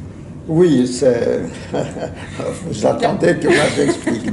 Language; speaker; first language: French; non-native, fluent; Yiddish